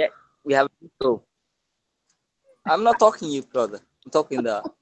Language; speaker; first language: English; non-native, learner; Somali